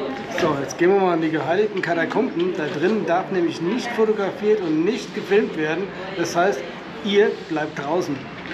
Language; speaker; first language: German; native; German